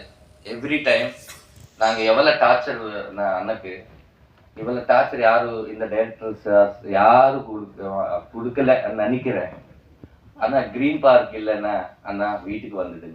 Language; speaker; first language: Tamil; non-native, learner; Telugu